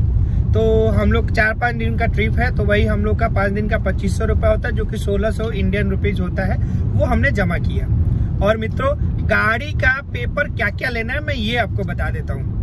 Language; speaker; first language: Hindi; native; Hindi